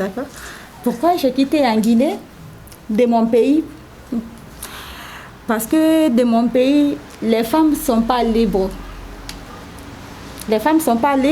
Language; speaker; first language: French; non-native, local second language; Susu